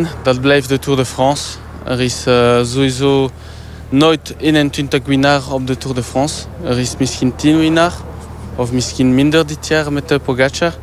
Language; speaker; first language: Dutch; non-native, local second language; French